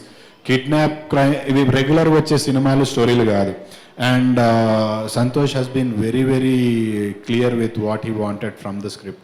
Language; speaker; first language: Telugu; native; Telugu